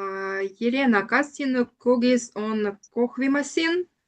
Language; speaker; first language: Estonian; non-native, learner; Russian